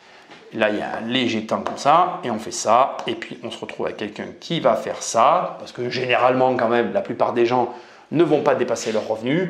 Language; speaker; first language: French; native; French